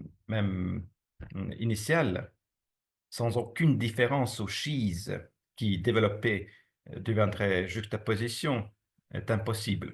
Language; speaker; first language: French; non-native, fluent; Estonian